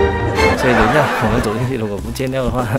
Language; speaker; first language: Chinese; native; Chinese